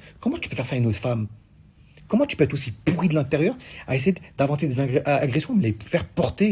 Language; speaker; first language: French; native; French